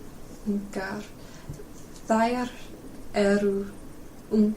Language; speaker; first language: Icelandic; non-native, learner; English